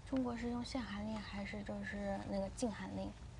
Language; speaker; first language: Chinese; non-native, fluent; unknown